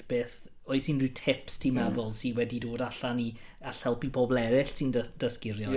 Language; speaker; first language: Welsh; non-native, local second language; English